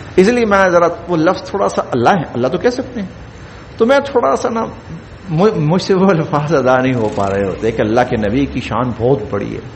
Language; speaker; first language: Urdu; non-native, local second language; Punjabi